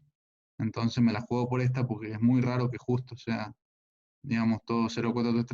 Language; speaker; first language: Spanish; native; Spanish